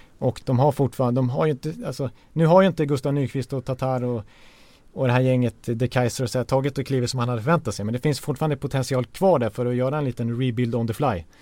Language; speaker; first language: Swedish; native; Swedish